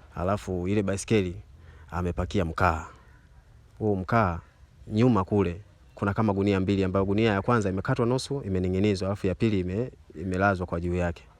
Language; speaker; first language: Swahili; native; Swahili